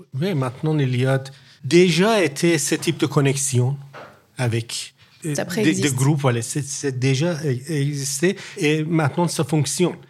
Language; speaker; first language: French; non-native, learner; Persian